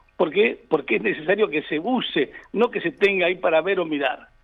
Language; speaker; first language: Spanish; native; Spanish